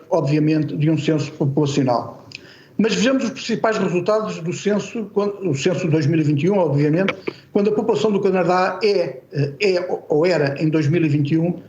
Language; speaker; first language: Portuguese; native; Portuguese